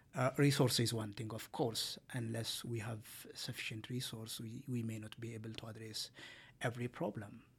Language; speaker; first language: English; non-native, fluent; Amharic